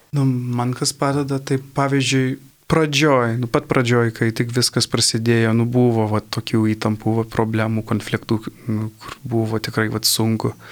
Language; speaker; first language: Lithuanian; early bilingual, heritage; Lithuanian